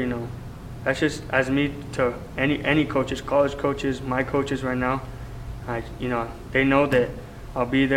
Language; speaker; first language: English; native; English